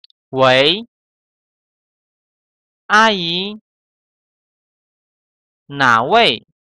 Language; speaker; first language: Chinese; non-native, fluent; Indonesian